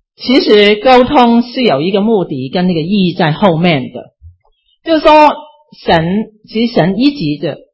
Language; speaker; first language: Chinese; non-native, local second language; Cantonese